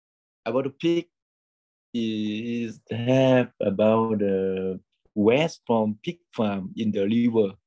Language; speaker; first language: English; non-native, learner; Thai